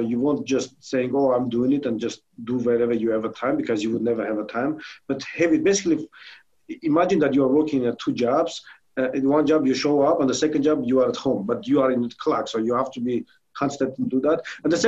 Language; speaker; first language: English; non-native, fluent; Armenian